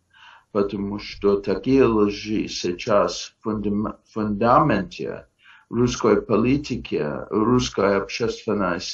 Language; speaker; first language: Russian; non-native, fluent; English